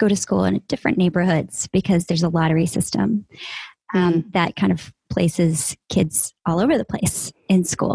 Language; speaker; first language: English; native; English